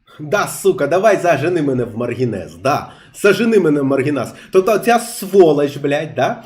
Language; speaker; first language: Ukrainian; non-native, local second language; Russian